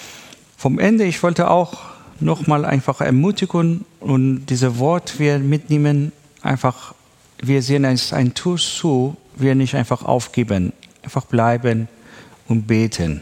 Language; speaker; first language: German; non-native, learner; Persian